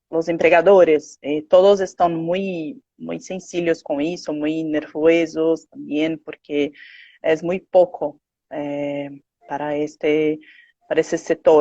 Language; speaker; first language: Spanish; non-native, learner; Portuguese